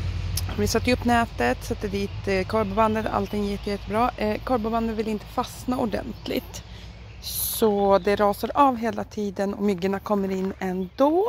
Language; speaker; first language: Swedish; native; Swedish